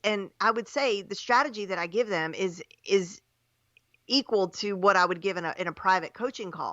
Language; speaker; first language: English; native; English